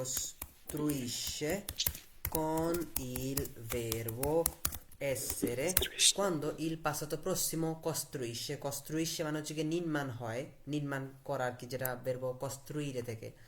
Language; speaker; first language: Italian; non-native, fluent; Bangla